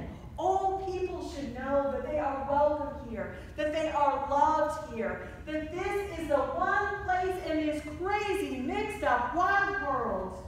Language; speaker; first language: English; native; English